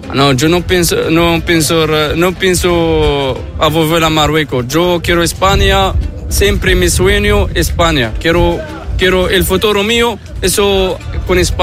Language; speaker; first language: Spanish; non-native, learner; Arabic